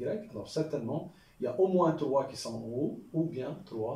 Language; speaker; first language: French; non-native, local second language; Arabic